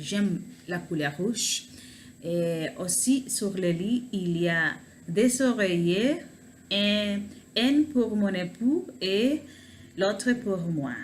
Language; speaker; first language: French; non-native, learner; Spanish